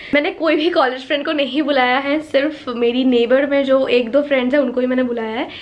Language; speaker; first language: Hindi; non-native, local second language; Bangla